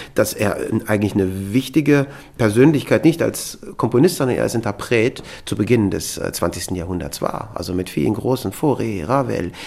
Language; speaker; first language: German; native; German